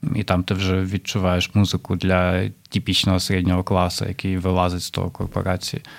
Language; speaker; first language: Ukrainian; non-native, local second language; Russian